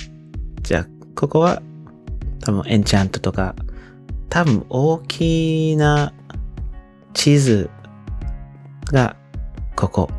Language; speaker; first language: Japanese; non-native, learner; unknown